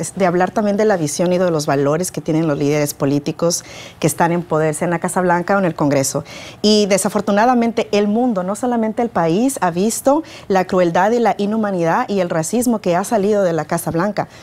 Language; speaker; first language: Spanish; native; Spanish